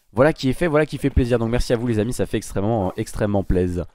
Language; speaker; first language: French; native; French